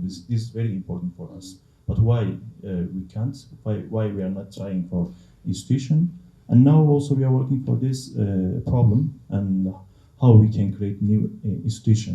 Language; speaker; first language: English; non-native, learner; Kurdish